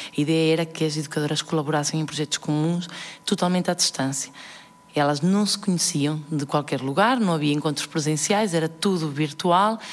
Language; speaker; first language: Portuguese; early bilingual, heritage; Portuguese